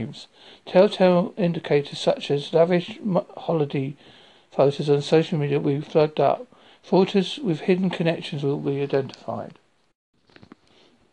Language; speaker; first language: English; native; English